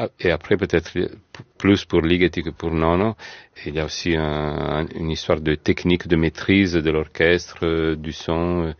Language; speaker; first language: French; non-native, fluent; Italian